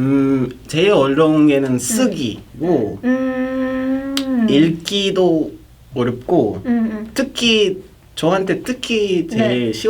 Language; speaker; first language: Korean; non-native, fluent; Kinyarwanda